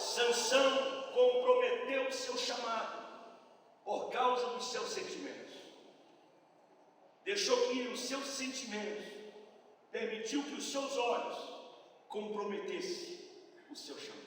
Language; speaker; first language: Portuguese; native; Portuguese